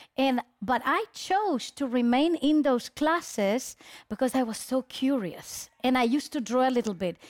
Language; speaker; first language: English; early bilingual, other home language; Spanish